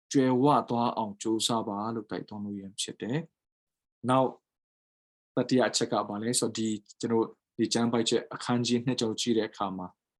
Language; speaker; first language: Burmese; non-native, local second language; Tedim Chin